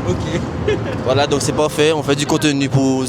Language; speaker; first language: French; native; French